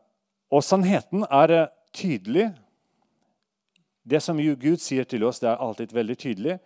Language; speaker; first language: Norwegian; non-native, fluent; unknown